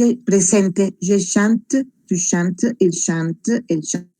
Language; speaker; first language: French; non-native, fluent; Spanish